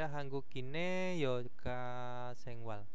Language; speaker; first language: Korean; non-native, fluent; Indonesian